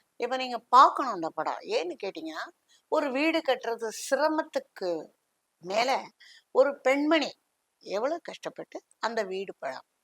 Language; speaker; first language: Tamil; native; Tamil